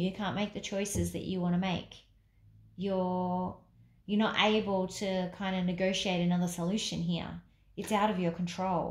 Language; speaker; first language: English; native; English